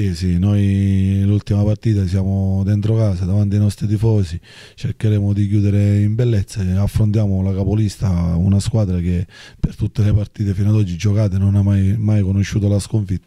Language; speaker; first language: Italian; native; Italian